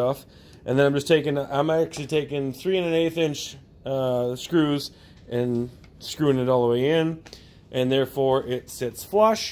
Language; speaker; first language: English; native; English